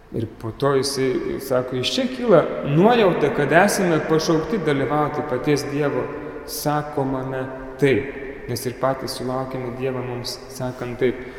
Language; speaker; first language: Lithuanian; native; Lithuanian